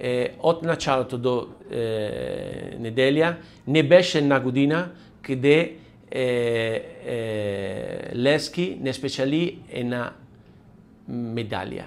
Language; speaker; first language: Bulgarian; non-native, learner; Italian